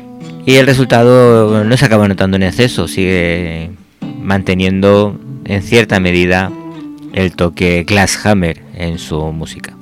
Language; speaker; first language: Spanish; native; Spanish